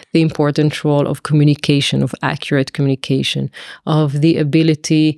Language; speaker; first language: English; non-native, fluent; Hebrew